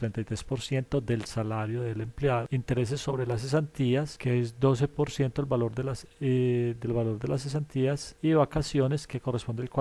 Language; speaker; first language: Spanish; native; Spanish